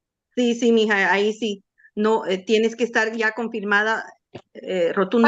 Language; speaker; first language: Spanish; native; Spanish